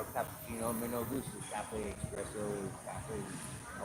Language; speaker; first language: Spanish; non-native, learner; English